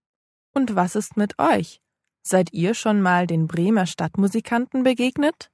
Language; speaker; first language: German; native; German